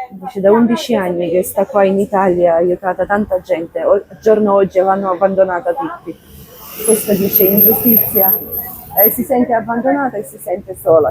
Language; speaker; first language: Italian; non-native, fluent; Ukrainian